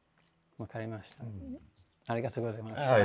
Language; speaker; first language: Japanese; non-native, learner; English